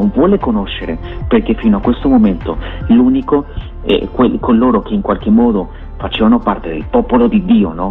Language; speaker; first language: Italian; non-native, fluent; Spanish